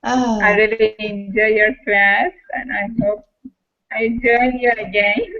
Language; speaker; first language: English; non-native, learner; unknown